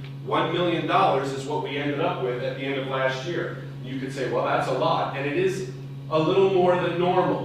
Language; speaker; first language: English; native; English